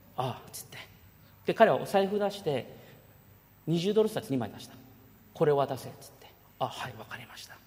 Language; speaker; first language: Japanese; early bilingual, heritage; Japanese